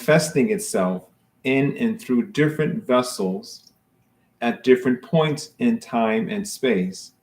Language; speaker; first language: English; native; English